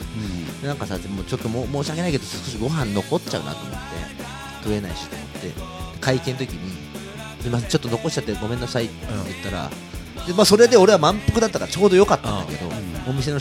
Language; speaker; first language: Japanese; native; Japanese